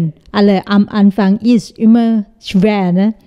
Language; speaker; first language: German; non-native, learner; Thai